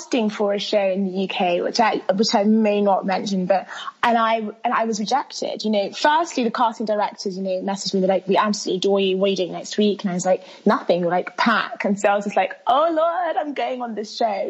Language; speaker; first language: English; early bilingual, other home language; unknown